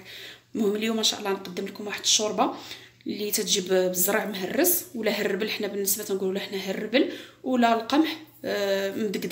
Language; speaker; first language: Arabic; native; Arabic